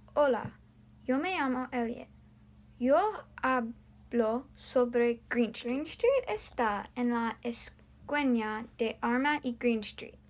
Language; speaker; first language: Spanish; non-native, learner; English